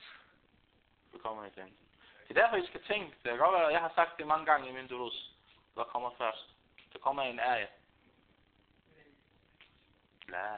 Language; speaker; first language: Danish; non-native, fluent; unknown